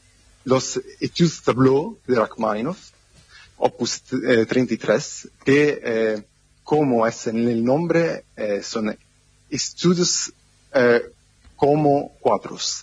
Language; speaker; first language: Spanish; non-native, fluent; Italian